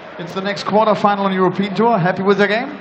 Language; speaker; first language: English; non-native, fluent; German